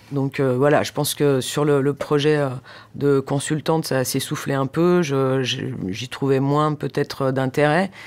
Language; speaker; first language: French; native; French